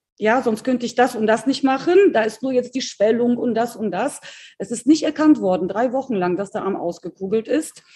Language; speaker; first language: German; early bilingual, other home language; Polish